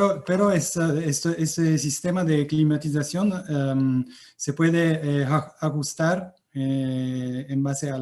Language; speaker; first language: Spanish; non-native, fluent; Italian